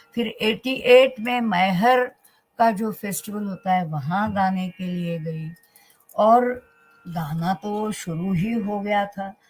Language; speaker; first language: Hindi; non-native, local second language; Marathi